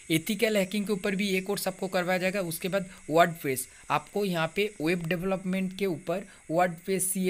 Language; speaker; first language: Hindi; non-native, local second language; Bangla